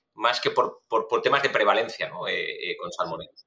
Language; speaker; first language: Spanish; native; Spanish